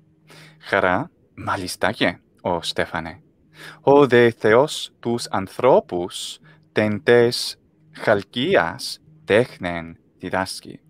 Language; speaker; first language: Greek; non-native, fluent; English